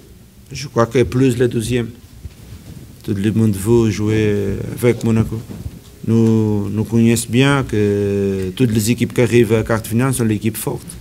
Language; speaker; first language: French; non-native, learner; Portuguese